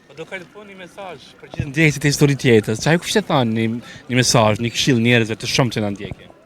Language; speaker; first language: Albanian; native; Albanian